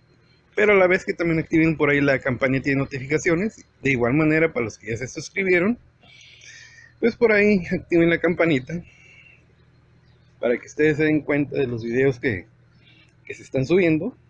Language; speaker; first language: Spanish; native; Spanish